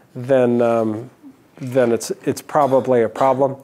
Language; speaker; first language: English; native; English